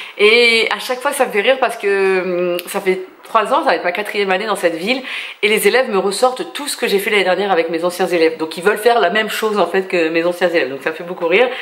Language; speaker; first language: French; native; French